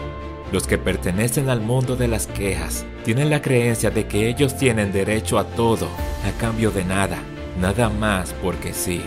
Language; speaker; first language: Spanish; native; Spanish